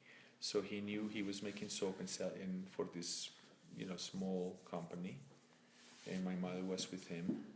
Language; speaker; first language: English; non-native, fluent; Spanish